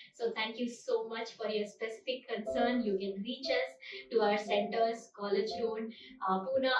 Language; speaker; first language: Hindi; non-native, local second language; Marathi